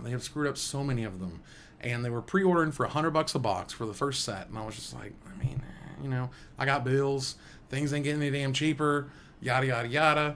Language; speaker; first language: English; native; English